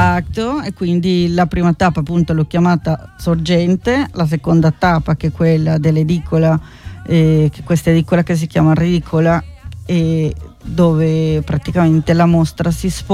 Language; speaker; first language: Italian; non-native, fluent; Spanish